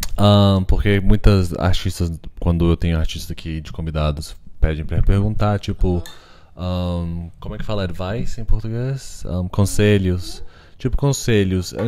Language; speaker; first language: Portuguese; early bilingual, heritage; Portuguese